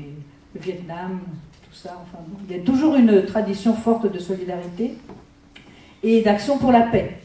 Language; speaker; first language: French; native; French